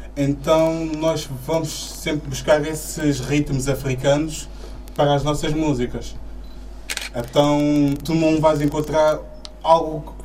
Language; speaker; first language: Portuguese; early bilingual, other home language; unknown